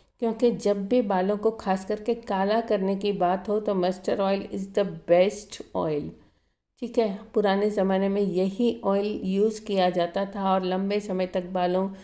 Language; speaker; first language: Hindi; native; Hindi